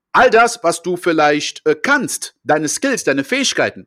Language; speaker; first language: German; early bilingual, other home language; French